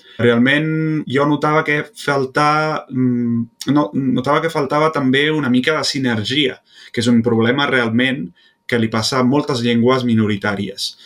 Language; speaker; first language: Catalan; non-native, fluent; Italian